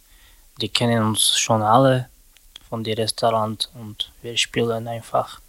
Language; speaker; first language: German; non-native, learner; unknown